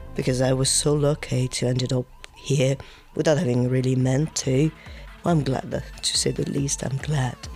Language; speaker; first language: English; non-native, fluent; French